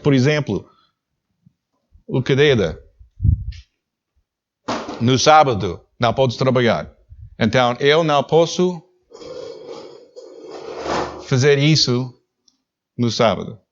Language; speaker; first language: Portuguese; non-native, learner; English